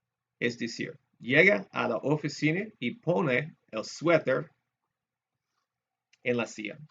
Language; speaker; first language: Spanish; non-native, fluent; English